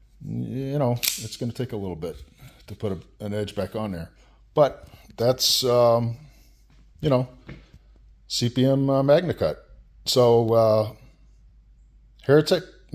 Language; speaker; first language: English; native; English